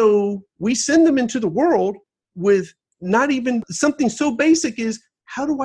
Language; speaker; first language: English; native; English